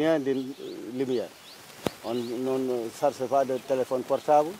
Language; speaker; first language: French; non-native, local second language; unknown